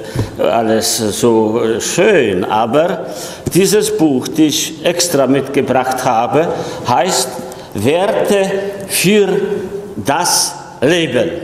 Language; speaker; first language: German; non-native, fluent; Polish